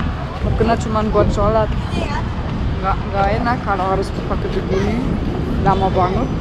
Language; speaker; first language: Indonesian; non-native, fluent; German